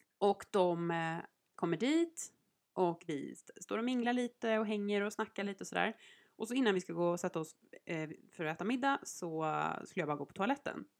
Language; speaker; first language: Swedish; native; Swedish